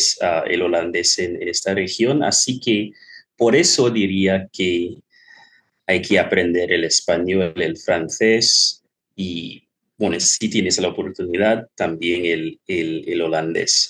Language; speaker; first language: Spanish; non-native, fluent; English